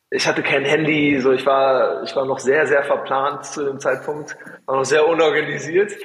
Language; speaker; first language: German; native; German